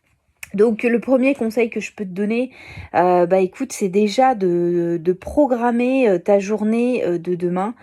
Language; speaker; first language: French; native; French